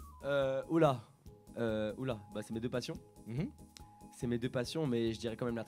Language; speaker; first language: French; native; French